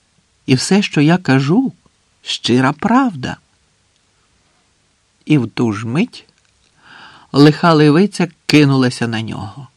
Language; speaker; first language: Ukrainian; native; Ukrainian